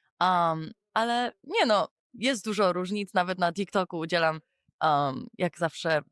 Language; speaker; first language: Polish; early bilingual, heritage; English